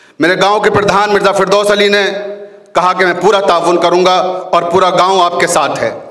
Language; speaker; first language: Hindi; native; Hindi